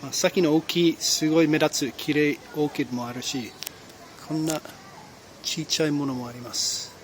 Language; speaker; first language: Japanese; non-native, fluent; English